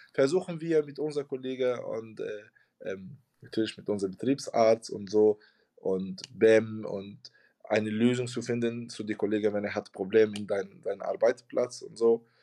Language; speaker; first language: German; non-native, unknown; Arabic